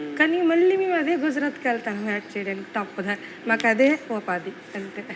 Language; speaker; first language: Telugu; native; Telugu